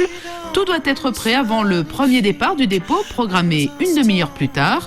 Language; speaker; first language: French; native; French